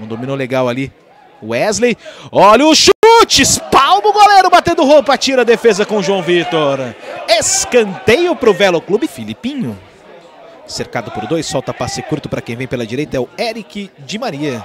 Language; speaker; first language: Portuguese; native; Portuguese